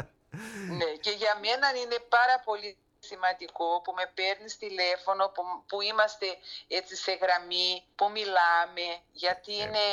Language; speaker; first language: Greek; early bilingual, heritage; Greek